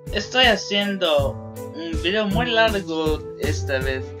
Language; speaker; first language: Spanish; non-native, learner; English